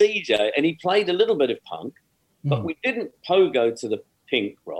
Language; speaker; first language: English; native; English